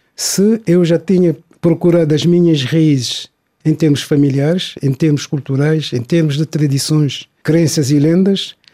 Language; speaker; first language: Portuguese; non-native, local second language; Kabuverdianu